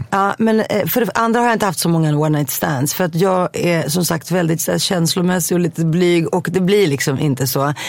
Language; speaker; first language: Swedish; early bilingual, other home language; Greek